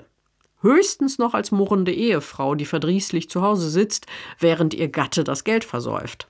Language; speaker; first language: German; native; German